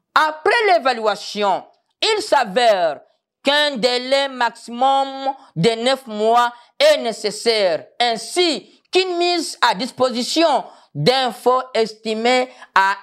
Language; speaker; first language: French; non-native, local second language; Swahili